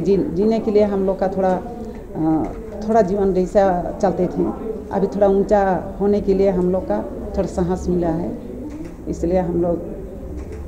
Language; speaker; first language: Hindi; non-native, local second language; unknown